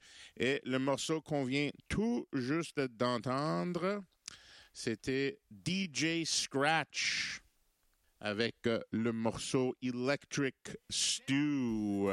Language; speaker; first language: French; native; French